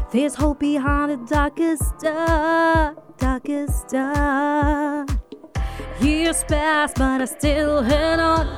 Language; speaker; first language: English; early bilingual, other home language; Romanian